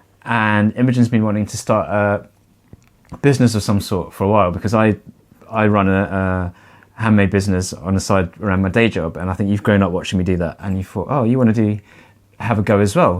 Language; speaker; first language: English; native; English